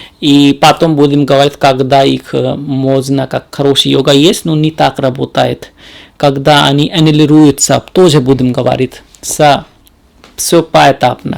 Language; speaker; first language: Russian; non-native, learner; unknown